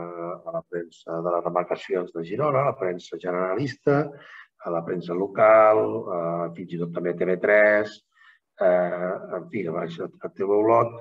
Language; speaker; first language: Catalan; native; Catalan